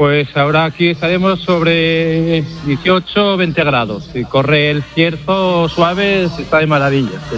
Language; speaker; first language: Spanish; native; Spanish